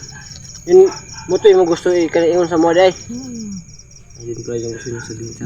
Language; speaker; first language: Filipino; non-native, local second language; Cebuano